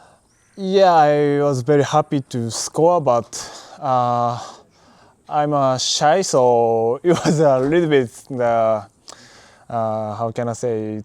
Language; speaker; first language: English; non-native, learner; Japanese